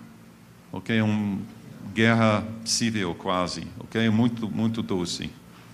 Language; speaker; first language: Portuguese; non-native, fluent; English